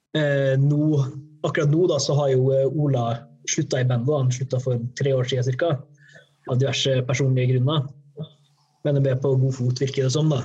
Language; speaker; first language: Norwegian; native; Norwegian